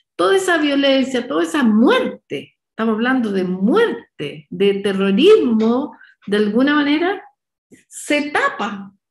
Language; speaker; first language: Spanish; native; Spanish